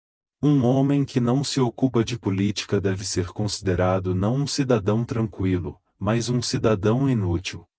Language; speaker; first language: Portuguese; native; Portuguese